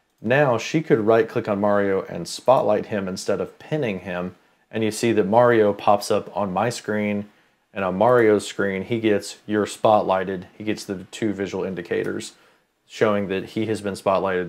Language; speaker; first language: English; native; English